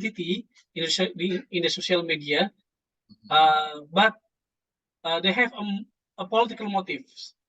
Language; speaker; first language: English; non-native, fluent; Indonesian